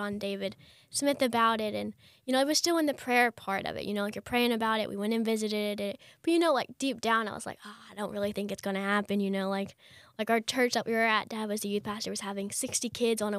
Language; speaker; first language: English; native; English